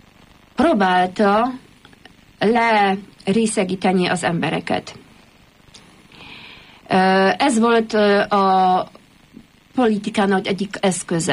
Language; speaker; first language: Hungarian; non-native, fluent; Polish